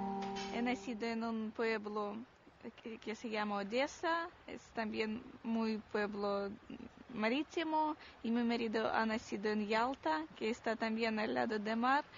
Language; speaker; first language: Spanish; non-native, learner; Russian